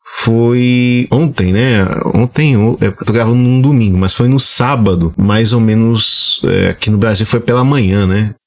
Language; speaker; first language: Portuguese; native; Portuguese